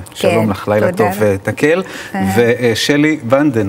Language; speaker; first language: Hebrew; native; Hebrew